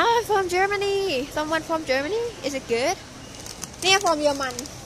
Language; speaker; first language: English; non-native, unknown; Thai